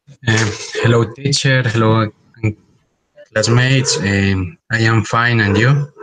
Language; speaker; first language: English; non-native, learner; Spanish